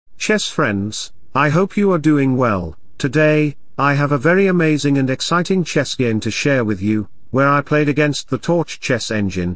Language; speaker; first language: English; non-native, local second language; Hindi